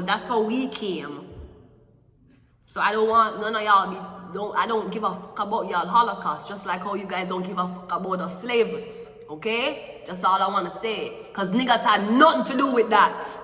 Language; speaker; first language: English; native; English